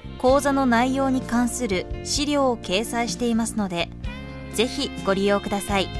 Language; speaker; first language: Japanese; native; Japanese